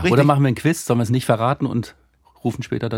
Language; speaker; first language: German; native; German